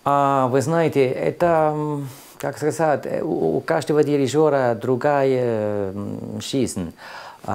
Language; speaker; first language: Ukrainian; non-native, learner; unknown